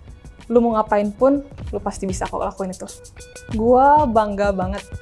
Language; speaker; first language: Indonesian; native; Indonesian